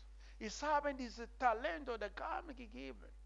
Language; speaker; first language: German; non-native, learner; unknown